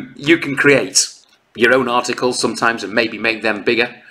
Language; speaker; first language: English; native; English